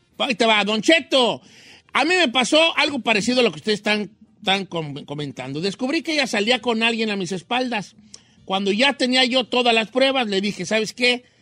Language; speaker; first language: Spanish; native; Spanish